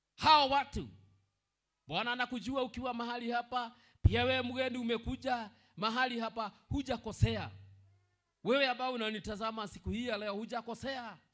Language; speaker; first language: Swahili; non-native, local second language; Kikuyu